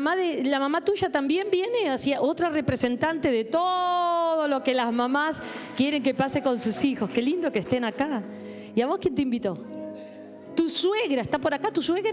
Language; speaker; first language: Spanish; native; Spanish